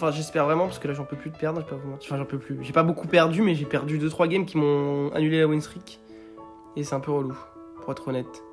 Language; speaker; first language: French; native; French